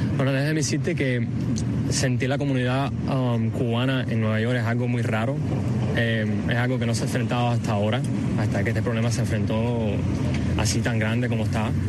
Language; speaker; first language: Spanish; early bilingual, heritage; Spanish